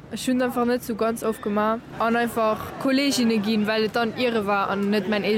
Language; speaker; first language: German; non-native, local second language; Luxembourgish